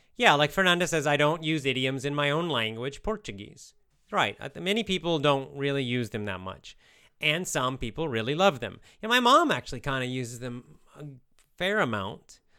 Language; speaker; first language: English; native; English